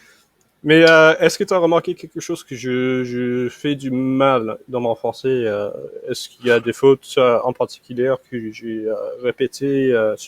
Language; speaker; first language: French; non-native, fluent; English